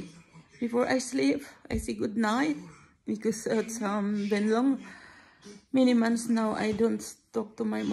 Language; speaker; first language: English; non-native, learner; Filipino